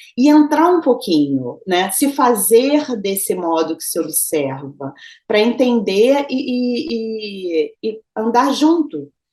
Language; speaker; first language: Portuguese; native; Portuguese